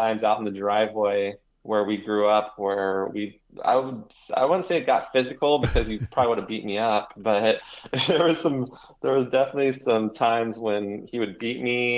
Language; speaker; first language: English; native; English